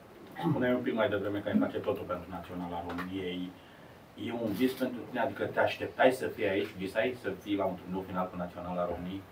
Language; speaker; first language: Romanian; native; Romanian